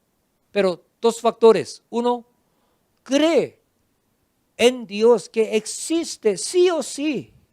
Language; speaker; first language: Spanish; non-native, fluent; Korean